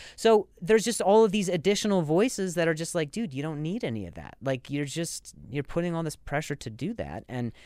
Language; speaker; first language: English; native; English